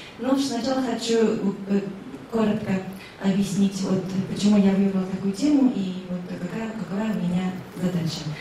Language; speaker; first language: Russian; non-native, fluent; Japanese